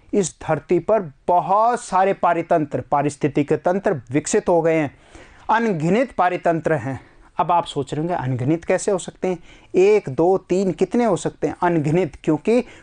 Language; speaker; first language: Hindi; native; Hindi